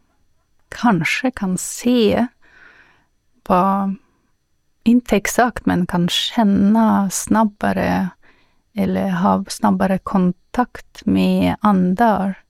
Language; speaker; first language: Swedish; non-native, learner; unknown